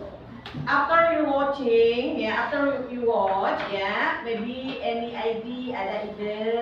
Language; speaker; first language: English; non-native, learner; Indonesian